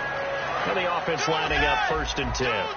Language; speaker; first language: English; native; English